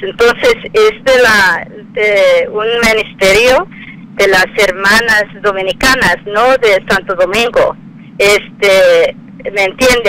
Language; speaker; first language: Spanish; non-native, fluent; English